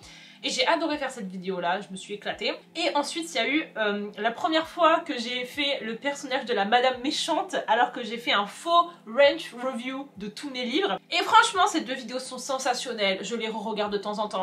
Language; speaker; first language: French; native; French